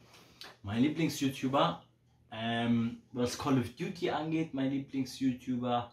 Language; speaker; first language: German; early bilingual, heritage; Polish